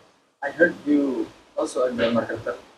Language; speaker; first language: English; non-native, local second language; Indonesian